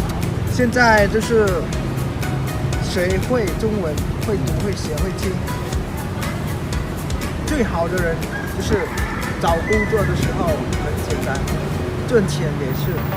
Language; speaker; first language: Chinese; non-native, learner; Lao